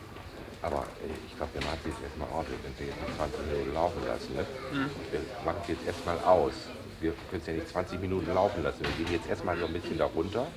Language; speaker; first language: German; native; German